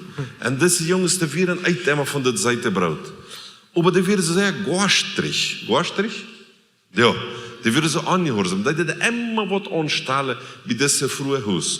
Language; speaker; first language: German; non-native, learner; Plautdietsch